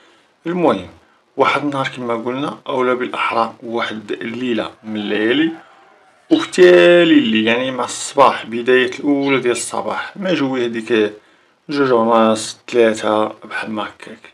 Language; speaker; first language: Arabic; native; Arabic